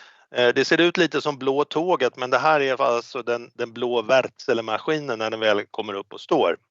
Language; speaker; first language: Swedish; native; Swedish